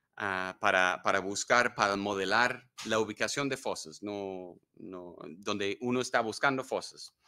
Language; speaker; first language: Spanish; non-native, fluent; English